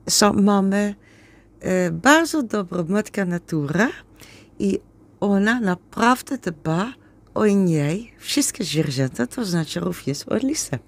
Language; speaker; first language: Polish; non-native, learner; Dutch